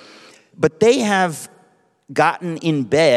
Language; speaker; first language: English; native; English